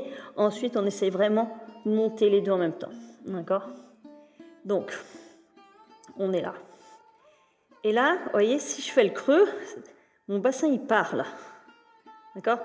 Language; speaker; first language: French; native; French